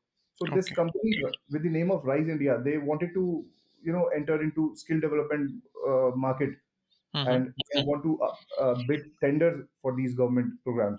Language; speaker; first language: English; non-native, local second language; Hindi